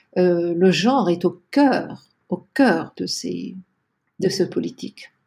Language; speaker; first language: French; native; French